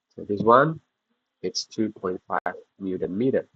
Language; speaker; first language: English; non-native, fluent; Indonesian